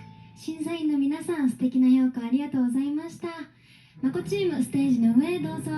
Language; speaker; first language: Japanese; native; Japanese